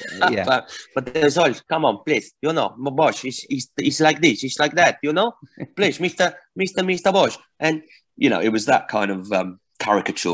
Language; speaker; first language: English; native; English